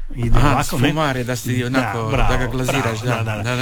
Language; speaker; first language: Serbian; native; Serbian